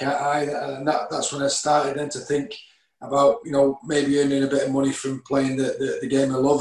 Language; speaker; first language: English; native; English